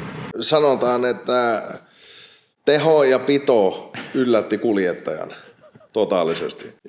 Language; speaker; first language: Finnish; native; Finnish